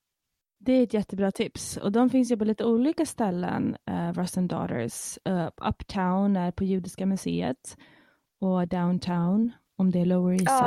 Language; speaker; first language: Swedish; native; Swedish